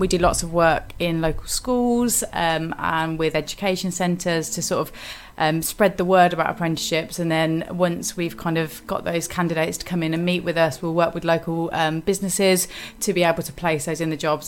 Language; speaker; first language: English; native; English